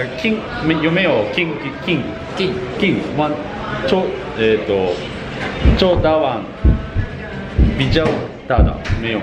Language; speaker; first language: Chinese; non-native, learner; Japanese